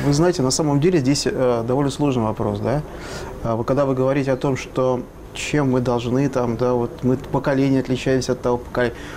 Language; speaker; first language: Russian; native; Russian